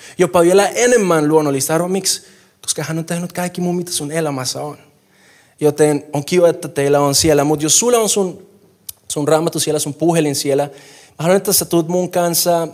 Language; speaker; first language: Finnish; non-native, fluent; Spanish